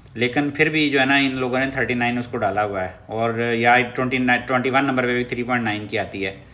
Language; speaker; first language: Urdu; non-native, local second language; Punjabi